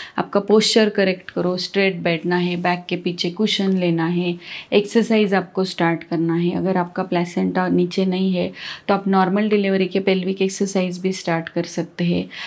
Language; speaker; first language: Hindi; non-native, local second language; Marathi